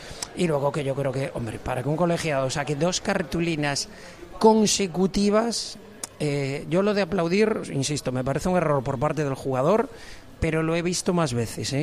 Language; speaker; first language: Spanish; native; Spanish